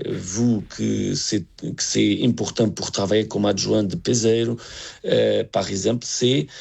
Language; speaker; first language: French; non-native, learner; Portuguese